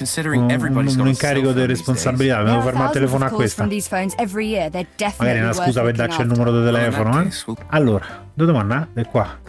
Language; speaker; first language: Italian; native; Italian